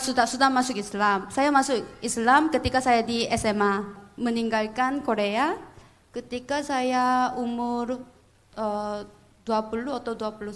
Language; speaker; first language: Indonesian; non-native, fluent; Korean